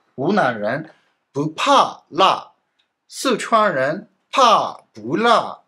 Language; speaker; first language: Chinese; non-native, learner; Japanese